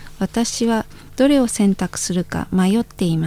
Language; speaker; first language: Japanese; non-native, fluent; Indonesian